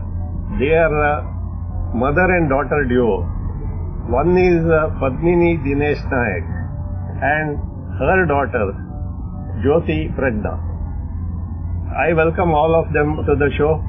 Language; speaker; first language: English; non-native, local second language; Konkani